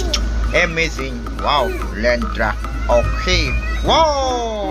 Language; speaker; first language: English; non-native, learner; Khmer